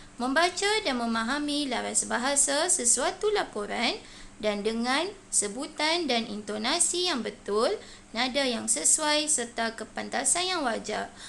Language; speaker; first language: Malay; native; Malay